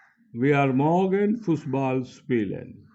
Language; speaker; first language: German; non-native, fluent; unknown